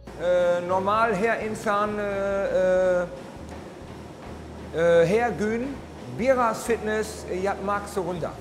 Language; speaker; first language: Turkish; non-native, learner; German